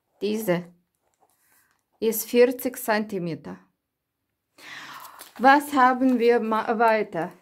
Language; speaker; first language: German; non-native, learner; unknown